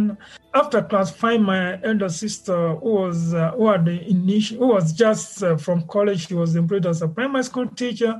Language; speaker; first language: English; non-native, local second language; Gusii